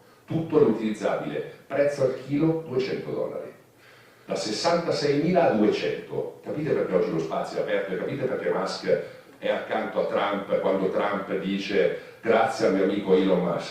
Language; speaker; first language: Italian; native; Italian